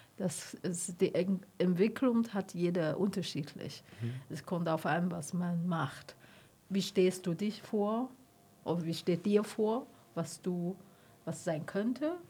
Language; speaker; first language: German; non-native, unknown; Chinese